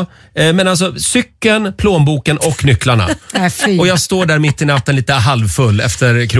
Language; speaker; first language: Swedish; native; Swedish